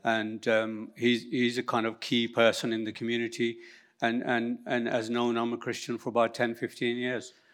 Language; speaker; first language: English; early bilingual, other home language; Urdu